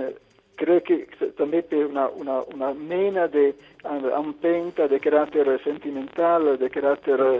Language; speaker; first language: Catalan; non-native, local second language; Italian